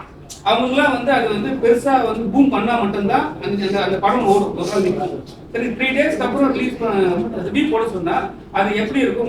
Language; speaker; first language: Tamil; native; Tamil